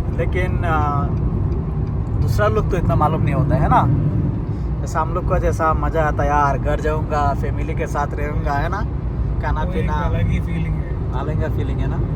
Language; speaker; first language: Hindi; non-native, learner; Bangla